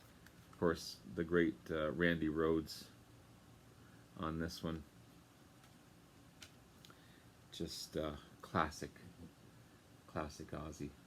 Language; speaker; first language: English; native; English